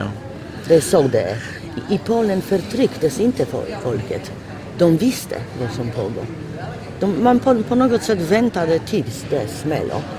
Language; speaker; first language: Swedish; non-native, fluent; Polish